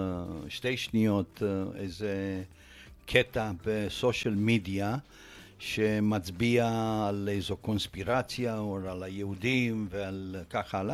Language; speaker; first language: Hebrew; non-native, fluent; Romanian